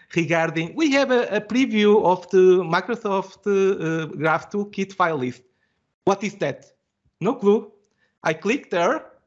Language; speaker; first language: English; non-native, fluent; Portuguese